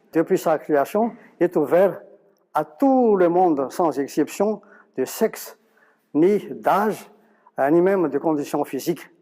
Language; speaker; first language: French; non-native, local second language; Malagasy